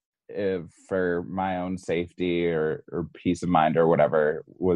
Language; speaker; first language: English; native; English